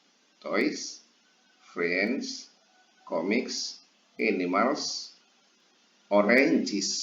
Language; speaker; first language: English; non-native, fluent; Indonesian